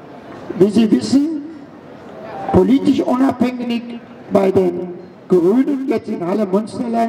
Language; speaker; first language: German; non-native, fluent; Persian